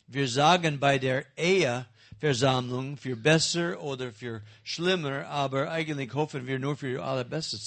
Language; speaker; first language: German; non-native, learner; English